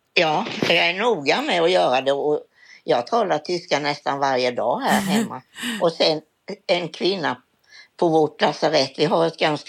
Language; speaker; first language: Swedish; native; Swedish